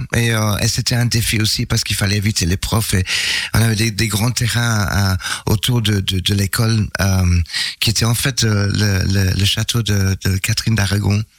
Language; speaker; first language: French; non-native, fluent; English